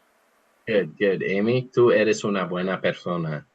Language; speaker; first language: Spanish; non-native, fluent; English